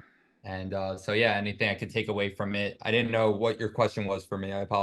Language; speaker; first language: English; native; English